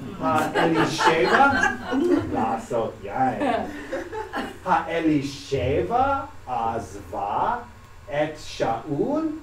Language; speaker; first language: Hebrew; non-native, learner; English